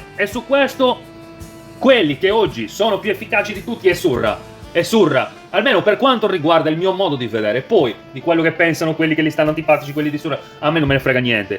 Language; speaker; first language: Italian; native; Italian